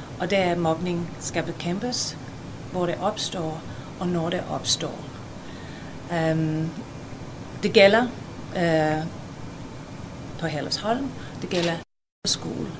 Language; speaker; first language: Danish; non-native, fluent; English